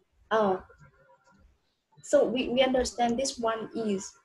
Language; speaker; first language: English; non-native, fluent; Vietnamese